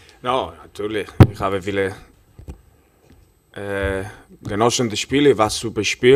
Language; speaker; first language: German; non-native, fluent; Spanish